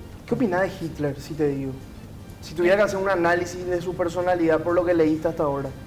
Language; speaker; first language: Spanish; native; Spanish